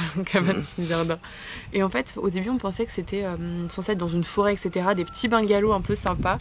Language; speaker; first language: French; native; French